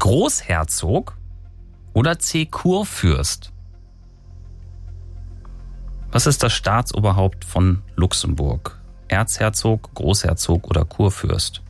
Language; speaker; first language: German; native; German